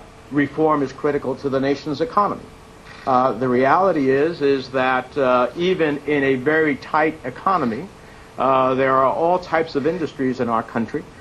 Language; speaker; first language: English; early bilingual, other home language; Spanish